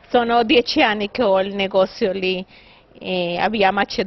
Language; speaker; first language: Italian; non-native, fluent; Spanish